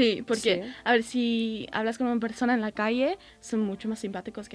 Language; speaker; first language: Spanish; early bilingual, heritage; English